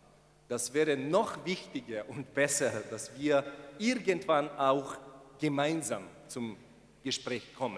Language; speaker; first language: German; non-native, fluent; Ukrainian